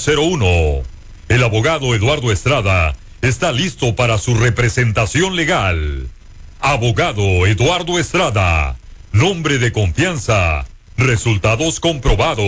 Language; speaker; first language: Spanish; native; Spanish